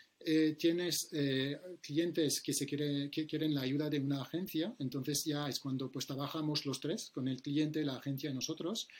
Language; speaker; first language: Spanish; non-native, fluent; French